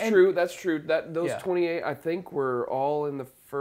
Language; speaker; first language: English; native; English